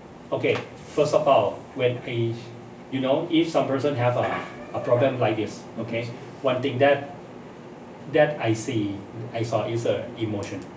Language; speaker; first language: English; non-native, learner; Thai